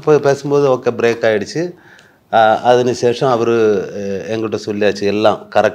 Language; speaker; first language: Tamil; non-native, learner; Malayalam